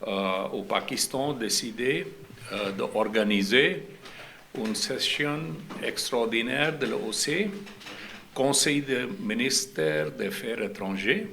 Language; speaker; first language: French; non-native, fluent; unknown